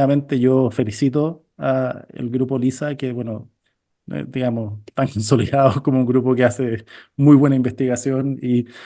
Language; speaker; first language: Spanish; native; Spanish